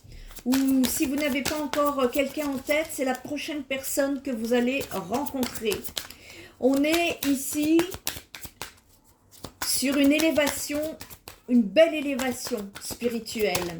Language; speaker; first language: French; native; French